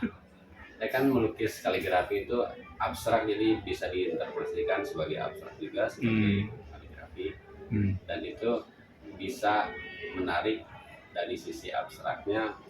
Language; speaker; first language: Indonesian; non-native, local second language; Sundanese